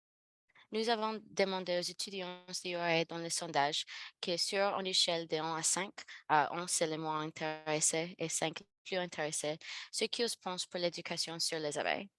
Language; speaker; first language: French; non-native, learner; English